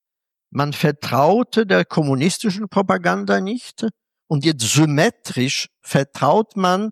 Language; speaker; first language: German; non-native, fluent; Polish